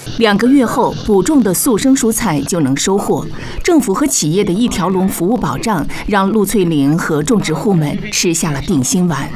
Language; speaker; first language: Chinese; native; Chinese